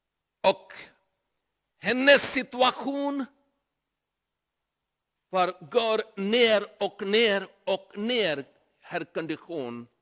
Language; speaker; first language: Swedish; non-native, learner; Urdu